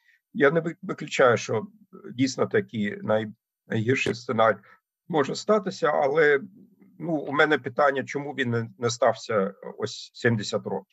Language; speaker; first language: Ukrainian; non-native, fluent; German